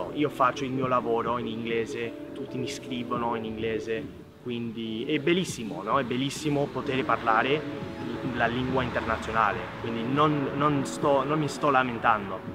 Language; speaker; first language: Italian; non-native, fluent; English